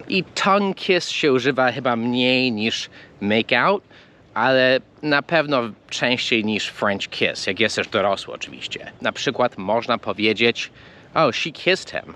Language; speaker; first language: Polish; non-native, fluent; English